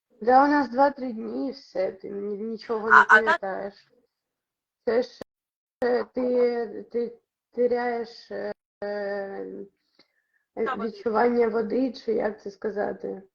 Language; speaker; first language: Ukrainian; non-native, local second language; Russian